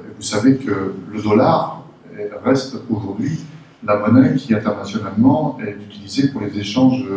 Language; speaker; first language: French; native; French